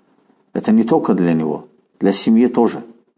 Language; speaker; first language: Russian; non-native, fluent; Azerbaijani